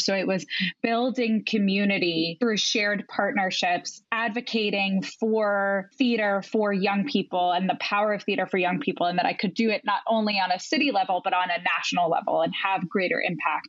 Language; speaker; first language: English; native; English